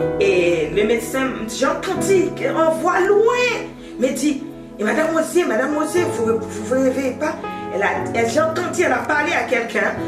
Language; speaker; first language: French; non-native, local second language; Haitian Creole